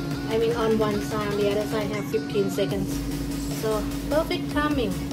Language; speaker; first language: English; non-native, fluent; Thai